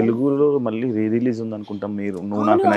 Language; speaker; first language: Telugu; native; Telugu